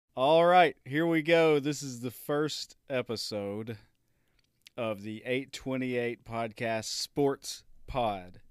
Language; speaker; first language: English; native; English